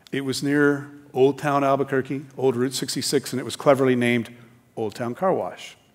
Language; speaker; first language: English; native; English